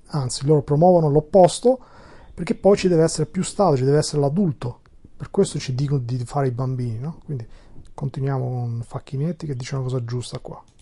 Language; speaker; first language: Italian; non-native, fluent; Albanian